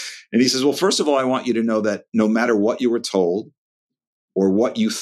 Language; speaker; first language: English; native; English